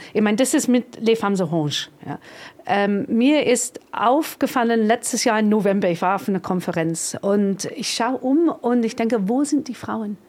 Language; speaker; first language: German; non-native, fluent; English